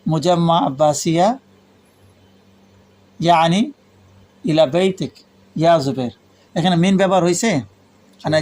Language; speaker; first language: Bangla; non-native, local second language; Urdu